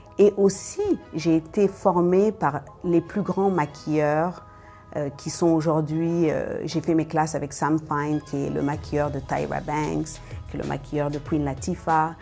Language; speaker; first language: French; early bilingual, other home language; Wolof